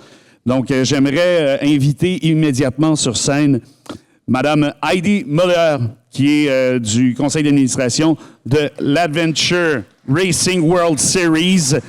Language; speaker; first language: French; native; French